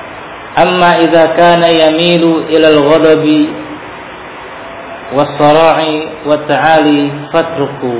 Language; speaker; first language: Arabic; non-native, fluent; Indonesian